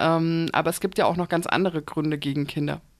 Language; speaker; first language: German; native; German